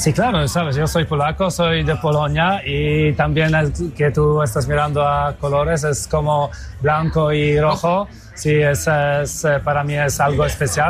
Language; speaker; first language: Spanish; non-native, fluent; Polish